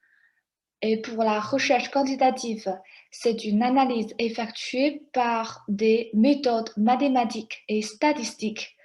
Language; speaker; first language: French; non-native, fluent; Chinese